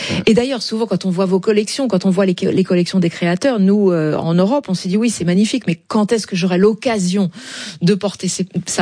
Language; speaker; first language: French; native; French